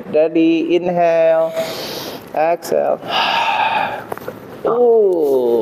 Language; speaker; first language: English; non-native, local second language; Filipino